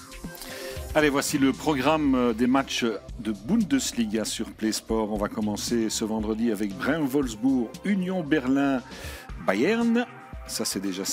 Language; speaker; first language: French; native; French